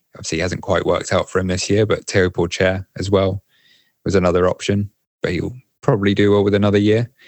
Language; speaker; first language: English; native; English